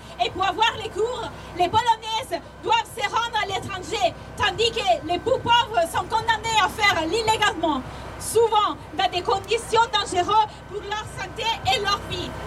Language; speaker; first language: French; non-native, learner; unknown